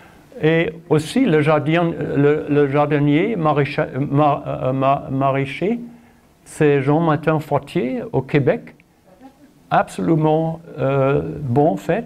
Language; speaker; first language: French; non-native, learner; German